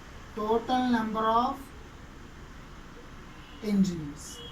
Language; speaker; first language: English; non-native, local second language; Telugu